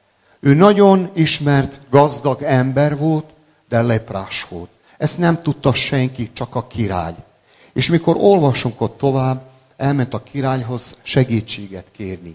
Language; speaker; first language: Hungarian; non-native, local second language; Serbian